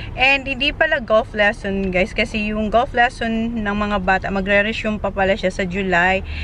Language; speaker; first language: Filipino; non-native, local second language; Bikol